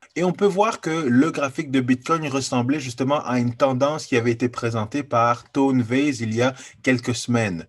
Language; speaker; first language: French; native; French